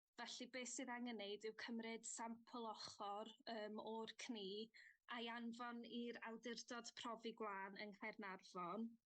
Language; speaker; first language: Welsh; native; Welsh